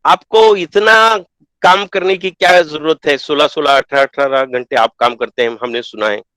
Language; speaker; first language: Hindi; non-native, local second language; Marathi